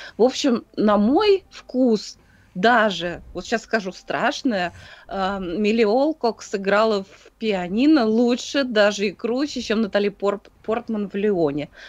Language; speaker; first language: Russian; native; Russian